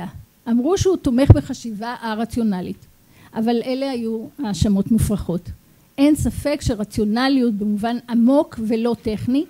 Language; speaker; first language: Hebrew; native; Hebrew